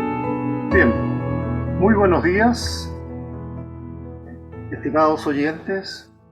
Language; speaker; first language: Spanish; native; Spanish